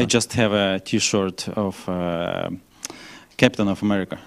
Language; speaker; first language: English; non-native, learner; Ukrainian